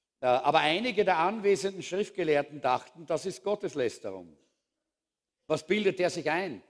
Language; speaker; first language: German; native; German